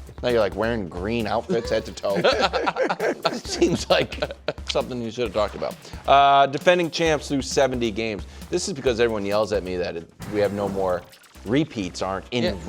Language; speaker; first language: English; native; English